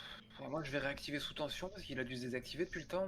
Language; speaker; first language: French; native; French